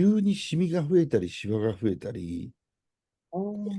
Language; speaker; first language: Japanese; native; Japanese